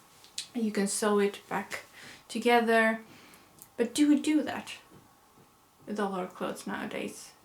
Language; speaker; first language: English; non-native, fluent; Swedish